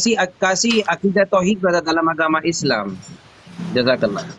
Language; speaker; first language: Indonesian; non-native, learner; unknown